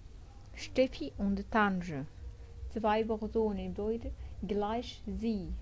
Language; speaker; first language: German; non-native, fluent; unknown